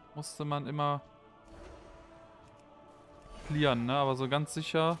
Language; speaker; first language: German; native; German